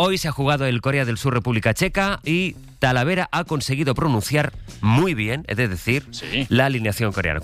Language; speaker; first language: Spanish; native; Spanish